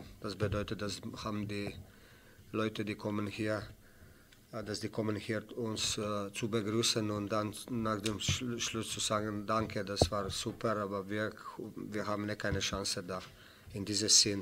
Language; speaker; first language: German; non-native, fluent; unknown